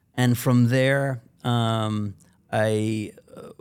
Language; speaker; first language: English; native; English